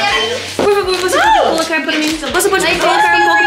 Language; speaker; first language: Portuguese; non-native, fluent; English